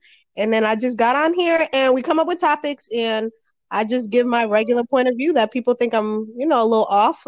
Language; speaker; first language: English; native; English